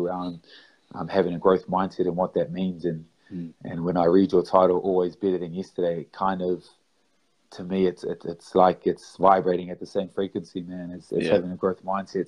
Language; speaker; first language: English; native; English